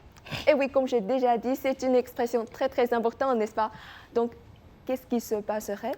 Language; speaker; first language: French; non-native, fluent; Chinese